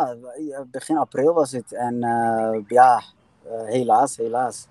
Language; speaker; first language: Dutch; early bilingual, other home language; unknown